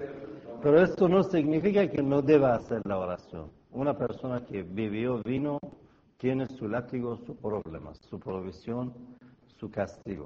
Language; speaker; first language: Spanish; non-native, fluent; Persian